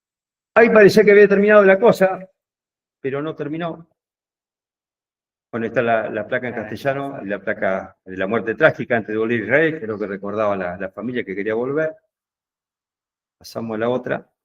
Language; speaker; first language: Spanish; native; Spanish